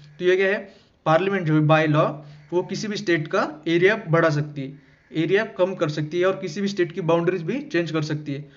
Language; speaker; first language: Hindi; non-native, local second language; Marathi